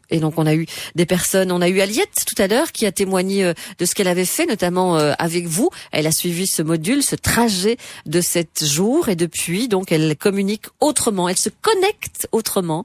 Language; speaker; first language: French; native; French